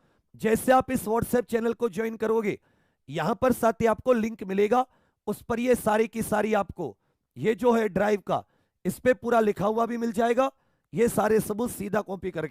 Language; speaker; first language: Hindi; native; Hindi